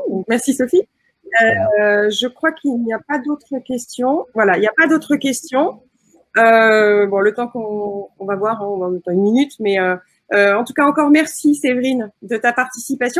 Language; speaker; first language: French; native; French